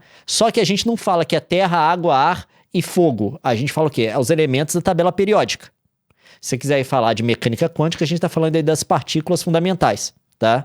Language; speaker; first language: Portuguese; native; Portuguese